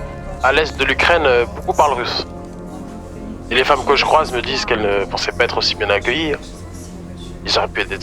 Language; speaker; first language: French; native; French